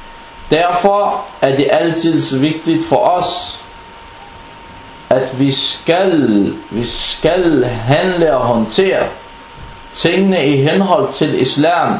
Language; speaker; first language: Danish; non-native, fluent; Arabic